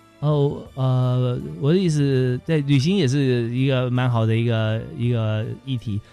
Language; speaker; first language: Chinese; native; Chinese